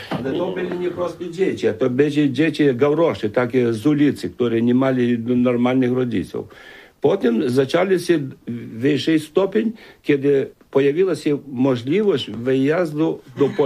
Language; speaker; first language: Polish; non-native, learner; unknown